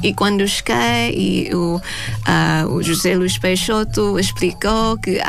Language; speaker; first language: Portuguese; non-native, fluent; Thai